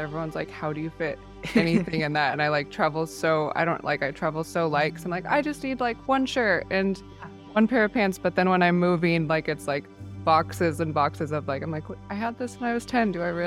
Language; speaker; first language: English; native; English